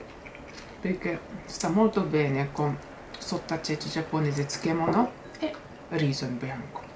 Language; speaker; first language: Italian; non-native, learner; Japanese